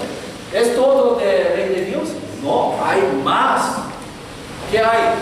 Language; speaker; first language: Spanish; non-native, learner; Korean